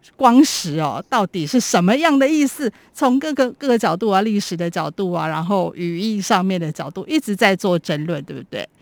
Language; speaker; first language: Chinese; native; Chinese